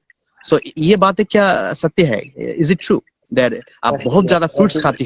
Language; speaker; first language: Hindi; non-native, learner; Bangla